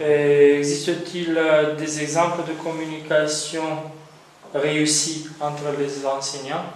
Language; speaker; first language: French; non-native, fluent; Romanian